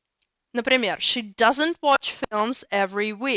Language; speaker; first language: English; non-native, fluent; Russian